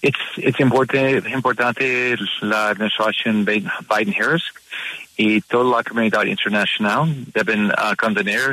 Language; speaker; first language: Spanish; non-native, learner; English